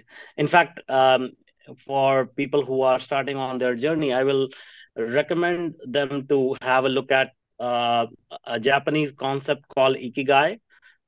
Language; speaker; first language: English; non-native, local second language; Punjabi